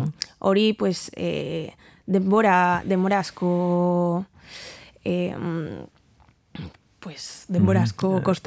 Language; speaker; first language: Basque; non-native, learner; Spanish